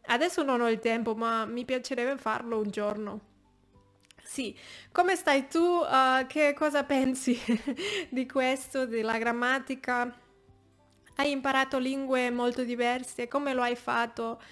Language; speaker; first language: Italian; non-native, fluent; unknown